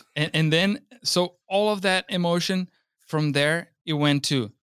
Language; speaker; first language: English; non-native, fluent; Portuguese